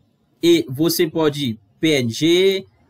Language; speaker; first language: Portuguese; non-native, fluent; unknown